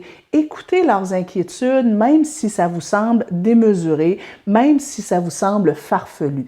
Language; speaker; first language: French; native; French